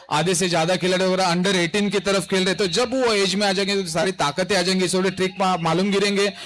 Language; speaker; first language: Hindi; non-native, local second language; Marathi